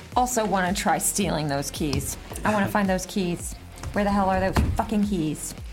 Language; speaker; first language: English; native; English